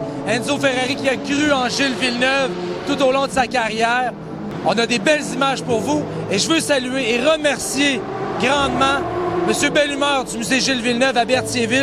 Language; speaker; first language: French; native; French